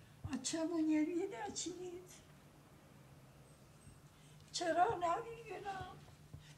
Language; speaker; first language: Persian; early bilingual, other home language; Polish